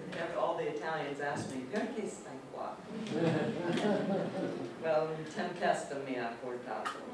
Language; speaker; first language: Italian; non-native, learner; English